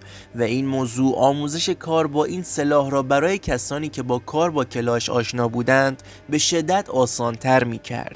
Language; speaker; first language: Persian; native; Persian